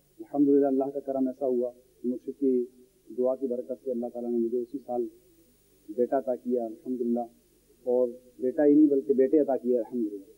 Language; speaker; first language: Urdu; non-native, local second language; Punjabi